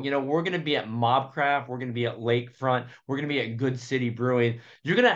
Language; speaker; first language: English; native; English